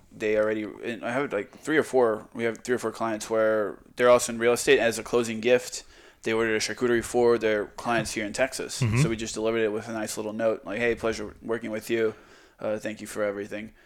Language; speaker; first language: English; non-native, fluent; Croatian